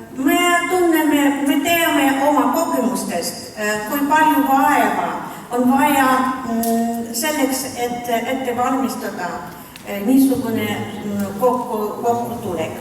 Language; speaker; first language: Estonian; non-native, local second language; Russian